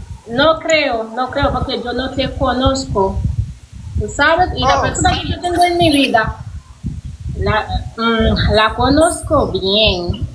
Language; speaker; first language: Spanish; non-native, learner; Haitian Creole